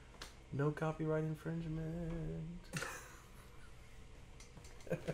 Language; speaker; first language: English; native; English